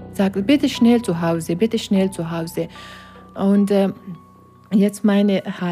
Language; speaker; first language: German; non-native, learner; Persian